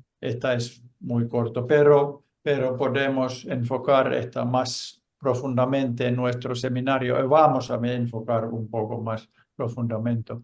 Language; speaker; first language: Spanish; non-native, fluent; Finnish